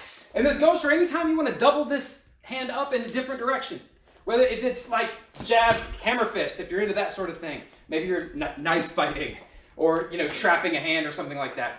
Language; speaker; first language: English; native; English